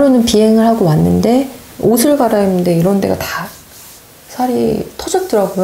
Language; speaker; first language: Korean; native; Korean